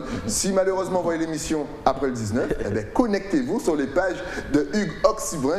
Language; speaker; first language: French; native; French